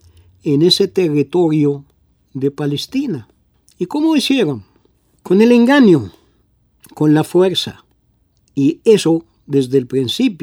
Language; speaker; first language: Spanish; non-native, fluent; Arabic